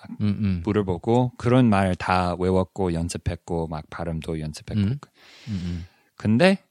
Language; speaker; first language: Korean; non-native, fluent; English